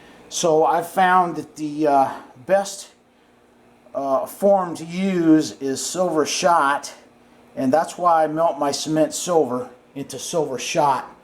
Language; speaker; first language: English; native; English